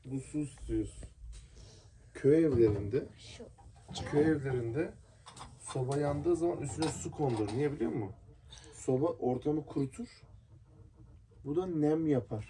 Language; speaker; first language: Turkish; native; Turkish